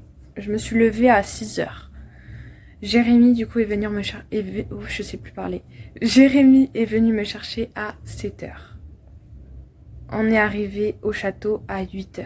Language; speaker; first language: French; native; French